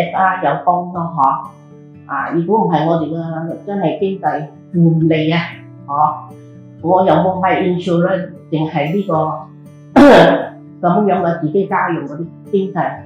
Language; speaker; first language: Cantonese; native; Cantonese